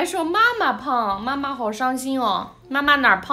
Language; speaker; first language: Chinese; native; Chinese